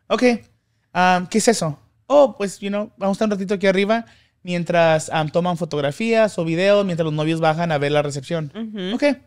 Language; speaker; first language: Spanish; early bilingual, heritage; Spanish